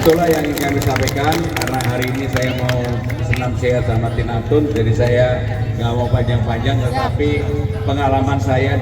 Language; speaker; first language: Indonesian; native; Indonesian